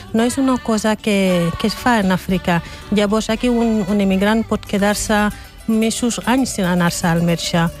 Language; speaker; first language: Catalan; non-native, learner; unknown